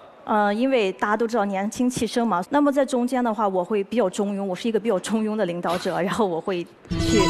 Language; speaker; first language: Chinese; native; Chinese